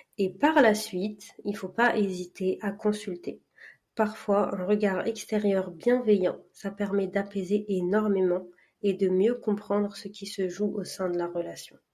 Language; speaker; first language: French; early bilingual, other home language; Arabic